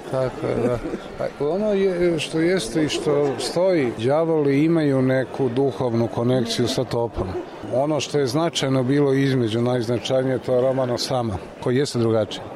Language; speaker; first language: Serbian; native; Serbian